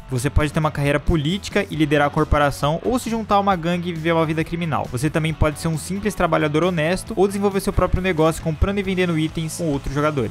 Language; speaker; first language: Portuguese; native; Portuguese